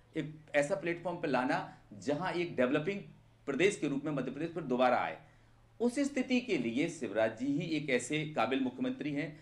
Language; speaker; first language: Hindi; native; Hindi